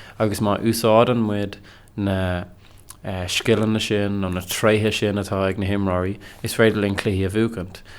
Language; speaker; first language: Irish; non-native, local second language; English